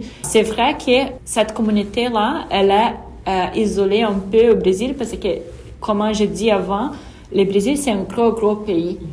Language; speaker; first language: French; non-native, fluent; Portuguese